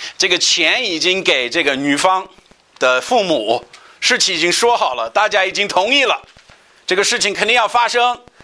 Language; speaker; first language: Chinese; non-native, fluent; English